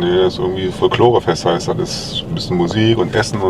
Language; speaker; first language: German; native; German